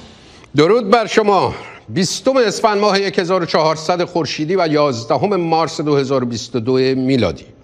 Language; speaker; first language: Persian; native; Persian